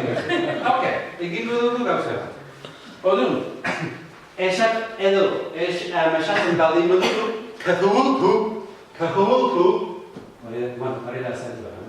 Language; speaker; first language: Basque; non-native, learner; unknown